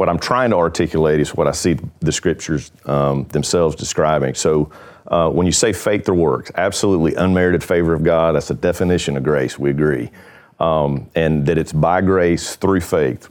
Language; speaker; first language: English; native; English